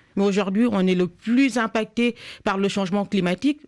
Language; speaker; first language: French; non-native, local second language; Wolof